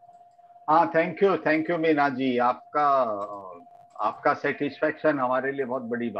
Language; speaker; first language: Hindi; native; Hindi